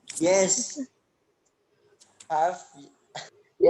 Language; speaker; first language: English; non-native, learner; Indonesian